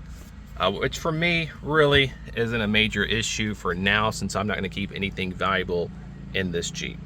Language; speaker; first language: English; native; English